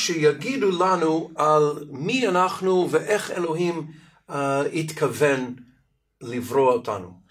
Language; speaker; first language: Hebrew; non-native, fluent; Russian